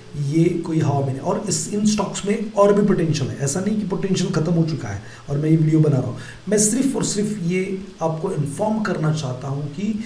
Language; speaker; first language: Hindi; non-native, local second language; Marathi